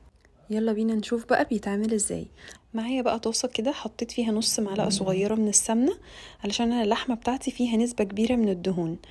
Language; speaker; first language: Arabic; native; Arabic